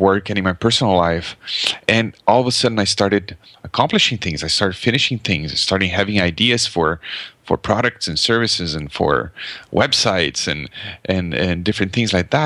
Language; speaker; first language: English; non-native, fluent; Portuguese